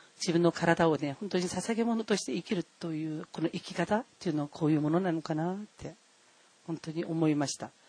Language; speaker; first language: Japanese; non-native, fluent; Korean